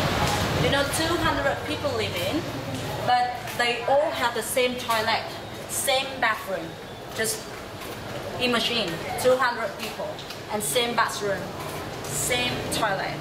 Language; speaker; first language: English; non-native, learner; Vietnamese